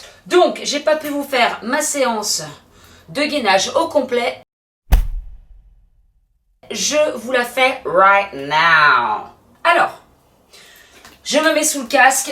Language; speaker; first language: French; native; French